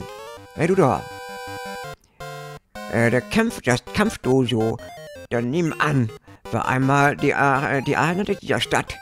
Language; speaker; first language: German; native; German